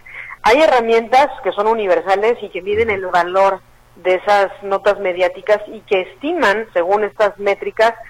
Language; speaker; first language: Spanish; native; Spanish